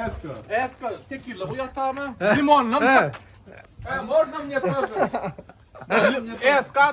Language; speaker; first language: Russian; non-native, fluent; Turkmen